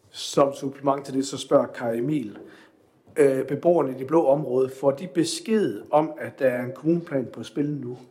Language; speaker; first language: Danish; native; Danish